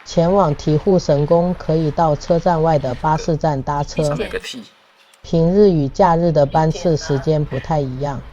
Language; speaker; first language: Chinese; native; Chinese